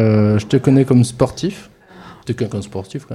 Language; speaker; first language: French; native; French